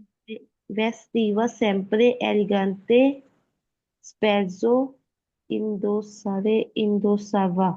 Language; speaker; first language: Italian; non-native, learner; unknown